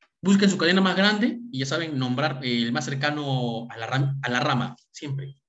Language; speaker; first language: Spanish; native; Spanish